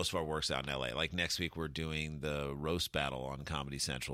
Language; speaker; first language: English; native; English